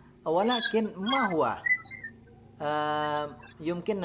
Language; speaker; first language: Arabic; non-native, learner; Indonesian